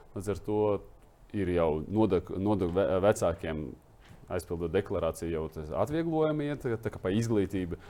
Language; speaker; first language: Latvian; non-native, local second language; Russian